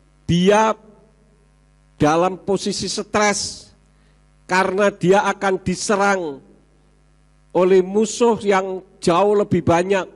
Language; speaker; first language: Indonesian; native; Indonesian